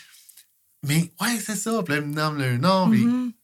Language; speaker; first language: French; native; French